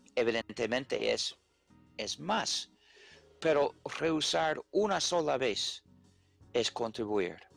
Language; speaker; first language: Spanish; non-native, fluent; English